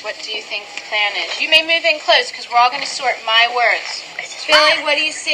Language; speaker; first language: English; native; English